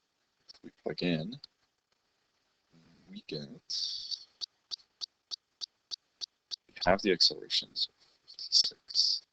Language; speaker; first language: English; native; English